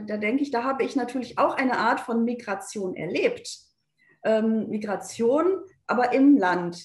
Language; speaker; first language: German; early bilingual, other home language; Turkish